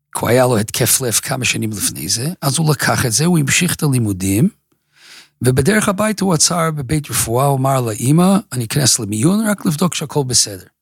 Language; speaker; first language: Hebrew; non-native, fluent; English